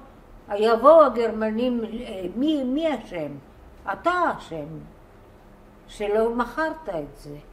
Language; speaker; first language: Hebrew; non-native, fluent; Bulgarian